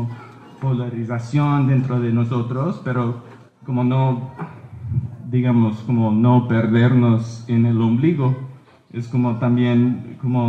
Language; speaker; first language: Spanish; early bilingual, heritage; Spanish